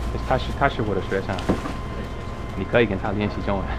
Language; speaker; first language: Chinese; non-native, fluent; English